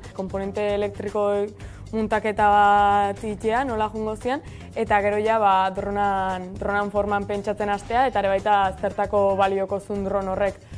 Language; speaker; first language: Basque; native; Basque